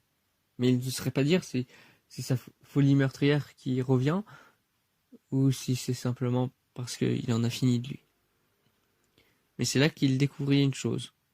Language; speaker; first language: French; native; French